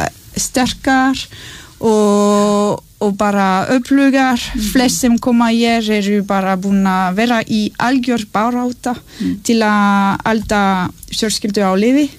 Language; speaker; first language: Icelandic; non-native, learner; French